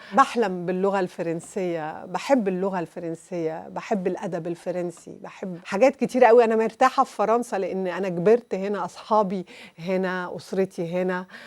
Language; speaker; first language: Egyptian Arabic; early bilingual, heritage; Arabic